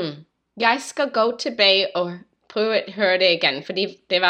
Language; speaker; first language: Danish; non-native, learner; English